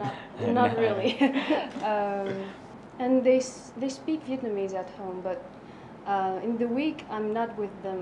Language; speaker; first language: English; non-native, fluent; French